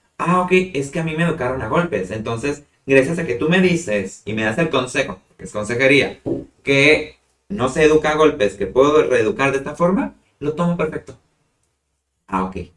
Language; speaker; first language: Spanish; native; Spanish